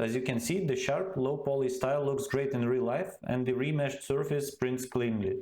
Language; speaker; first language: English; non-native, fluent; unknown